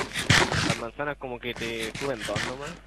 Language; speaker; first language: Spanish; native; Spanish